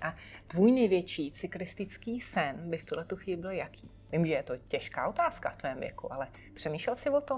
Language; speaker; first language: Czech; native; Czech